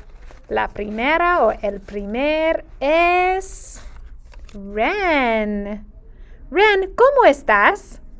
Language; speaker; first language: Spanish; non-native, fluent; English